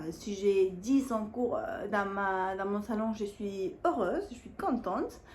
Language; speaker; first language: French; non-native, fluent; Spanish